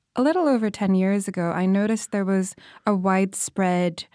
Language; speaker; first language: English; non-native, fluent; Indonesian